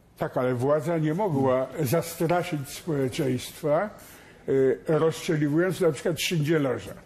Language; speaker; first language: Polish; native; Polish